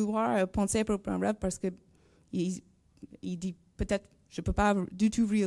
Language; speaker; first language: French; non-native, learner; English